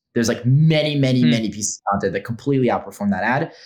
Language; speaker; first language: English; non-native, fluent; Hebrew